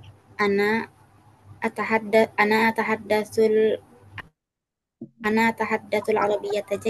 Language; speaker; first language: Arabic; non-native, learner; Indonesian